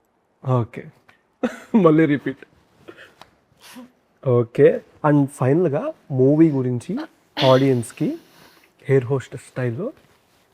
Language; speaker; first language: Telugu; native; Telugu